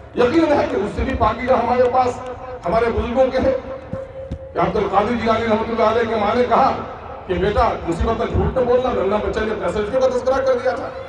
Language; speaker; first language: Urdu; non-native, local second language; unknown